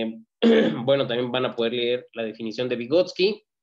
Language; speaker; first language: Spanish; native; Spanish